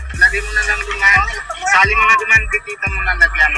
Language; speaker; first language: Filipino; non-native, fluent; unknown